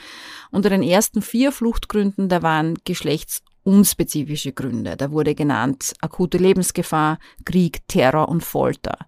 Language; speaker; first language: German; native; German